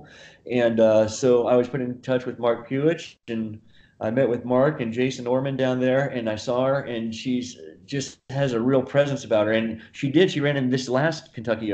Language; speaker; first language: English; native; English